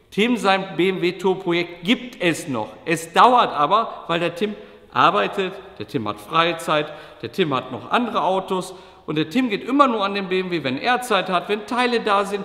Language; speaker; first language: German; native; German